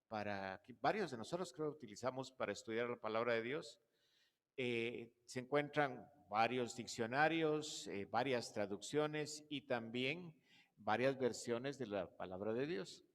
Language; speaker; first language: Spanish; native; Spanish